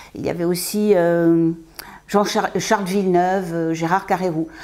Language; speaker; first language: French; native; French